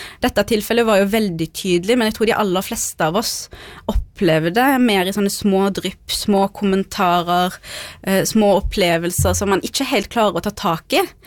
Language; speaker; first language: Norwegian; early bilingual, other home language; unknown